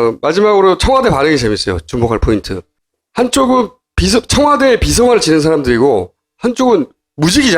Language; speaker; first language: Korean; native; Korean